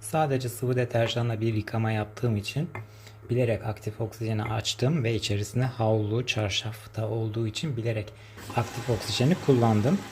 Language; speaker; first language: Turkish; native; Turkish